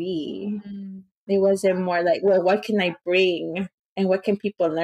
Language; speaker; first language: English; early bilingual, other home language; Spanish